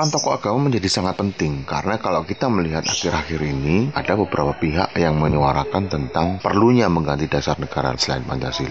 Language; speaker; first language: Indonesian; native; Indonesian